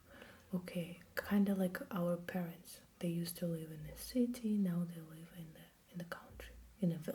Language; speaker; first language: English; non-native, fluent; Russian